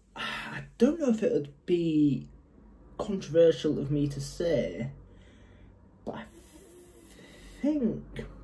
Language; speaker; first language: English; native; English